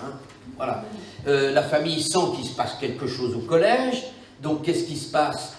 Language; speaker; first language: French; native; French